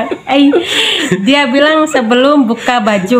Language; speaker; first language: Indonesian; native; Indonesian